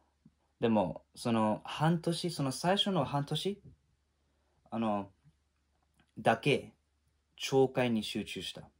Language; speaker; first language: Japanese; non-native, fluent; English